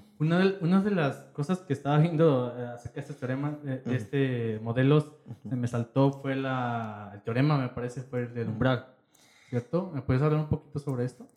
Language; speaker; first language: Spanish; native; Spanish